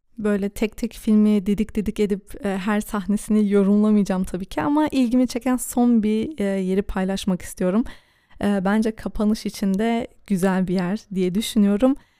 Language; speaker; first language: Turkish; early bilingual, heritage; Turkish